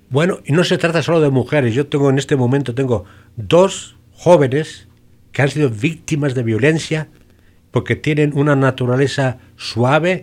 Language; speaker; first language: Spanish; native; Spanish